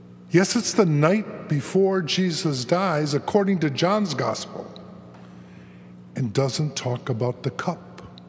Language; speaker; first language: English; native; English